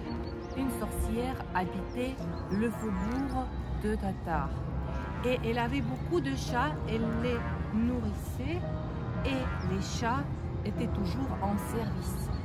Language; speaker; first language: French; non-native, learner; Russian